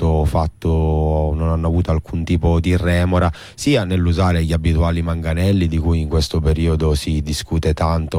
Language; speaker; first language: Italian; native; Italian